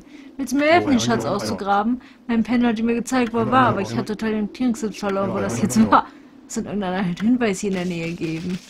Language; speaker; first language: German; native; German